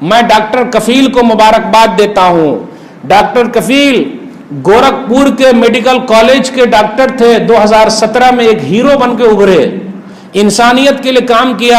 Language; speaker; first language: Hindi; native; Hindi